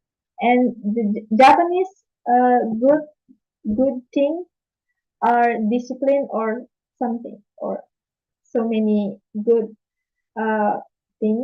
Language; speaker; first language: English; non-native, learner; Indonesian